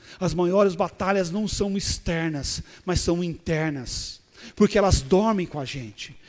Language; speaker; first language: Portuguese; native; Portuguese